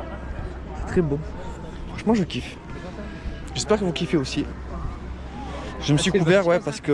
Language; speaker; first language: French; native; French